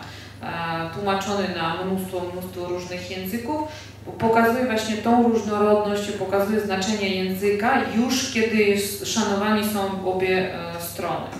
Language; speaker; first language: Polish; non-native, fluent; Georgian